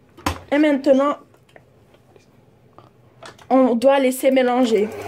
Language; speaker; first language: French; non-native, learner; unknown